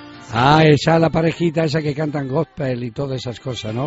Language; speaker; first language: Spanish; native; Spanish